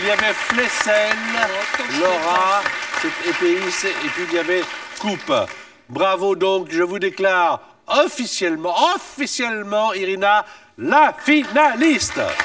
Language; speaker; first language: French; native; French